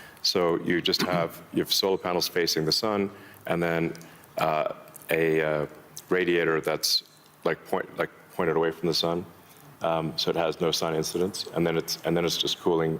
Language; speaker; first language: English; early bilingual, other home language; Afrikaans